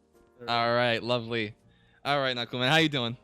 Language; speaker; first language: English; native; English